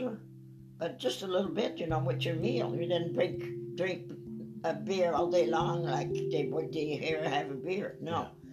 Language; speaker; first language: English; non-native, fluent; French